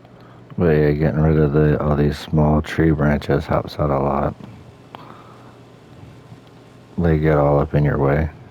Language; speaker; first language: English; native; English